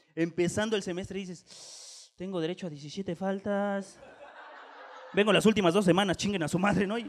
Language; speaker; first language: Spanish; native; Spanish